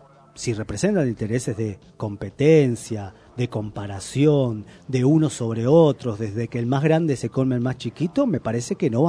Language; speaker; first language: Spanish; native; Spanish